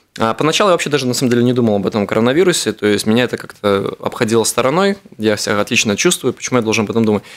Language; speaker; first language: Russian; native; Russian